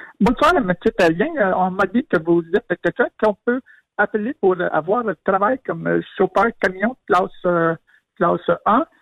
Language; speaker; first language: French; non-native, fluent; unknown